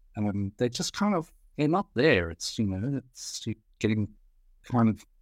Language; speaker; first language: English; native; English